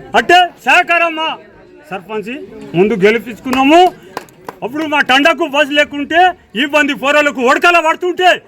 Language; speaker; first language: Telugu; non-native, local second language; Lambadi